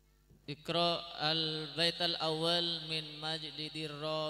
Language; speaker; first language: Arabic; non-native, fluent; Indonesian